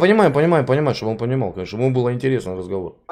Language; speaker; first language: Russian; native; Russian